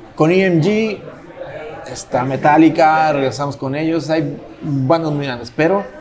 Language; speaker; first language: Spanish; native; Spanish